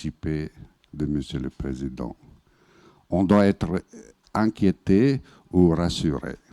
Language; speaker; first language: French; non-native, fluent; Bosnian